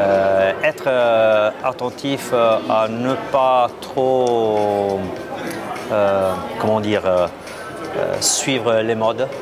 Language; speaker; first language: French; non-native, fluent; Italian